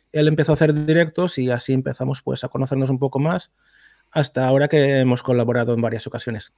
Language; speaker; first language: Spanish; native; Spanish